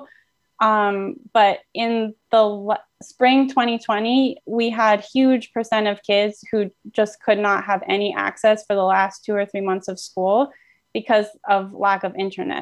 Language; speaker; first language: English; native; English